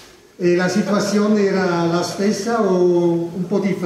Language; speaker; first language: Italian; non-native, fluent; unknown